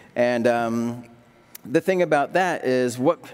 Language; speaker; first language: English; native; English